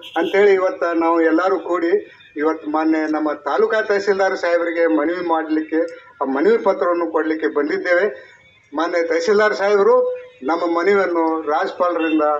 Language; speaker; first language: Kannada; non-native, local second language; Urdu